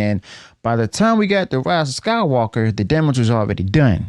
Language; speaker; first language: English; native; English